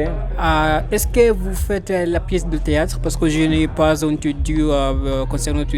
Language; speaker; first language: French; non-native, learner; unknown